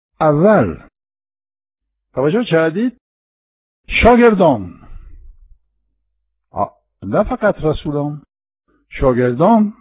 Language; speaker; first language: Persian; non-native, fluent; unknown